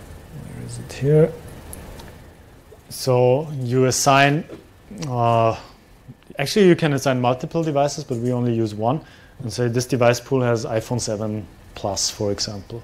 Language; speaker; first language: English; non-native, fluent; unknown